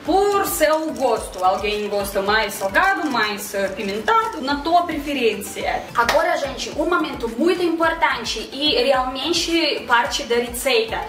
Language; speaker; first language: Portuguese; non-native, fluent; Russian